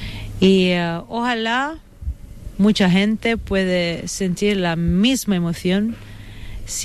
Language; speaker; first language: Spanish; non-native, fluent; Italian